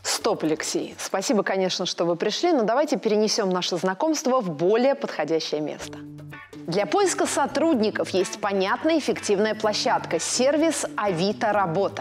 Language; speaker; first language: Russian; native; Russian